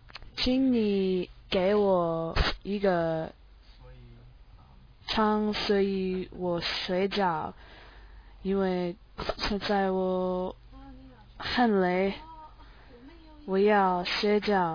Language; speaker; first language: Chinese; non-native, learner; English